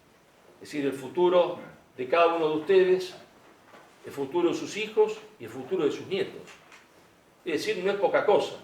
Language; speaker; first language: Spanish; native; Spanish